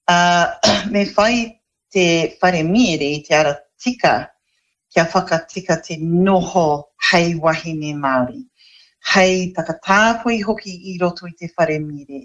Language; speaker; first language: Māori; non-native, local second language; English